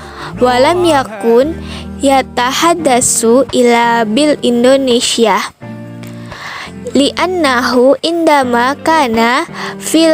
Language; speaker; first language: Arabic; non-native, learner; Indonesian